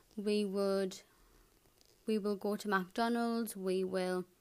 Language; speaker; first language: English; native; English